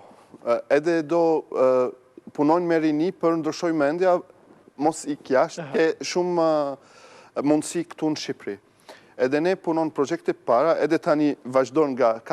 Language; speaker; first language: Albanian; non-native, learner; Arabic